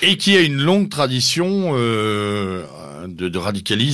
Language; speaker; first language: French; native; French